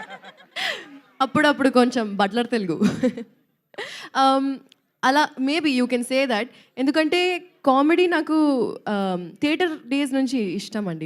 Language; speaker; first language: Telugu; non-native, local second language; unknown